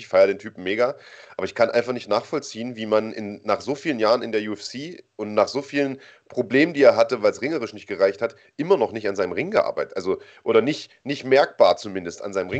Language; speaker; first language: German; native; German